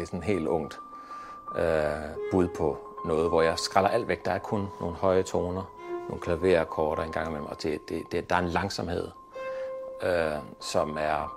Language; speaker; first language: Danish; native; Danish